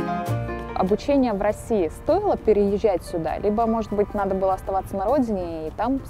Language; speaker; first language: Russian; native; Russian